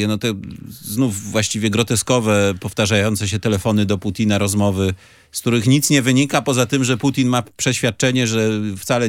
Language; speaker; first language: Polish; native; Polish